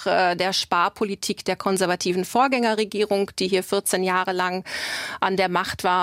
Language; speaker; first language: German; native; German